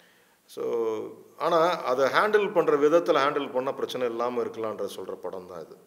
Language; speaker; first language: Tamil; native; Tamil